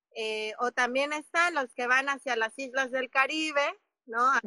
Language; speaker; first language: Spanish; native; Spanish